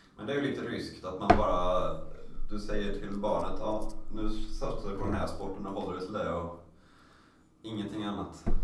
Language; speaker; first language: Swedish; native; Swedish